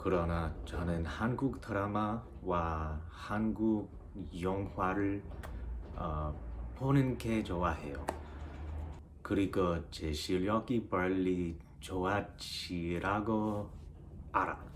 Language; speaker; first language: Korean; non-native, learner; English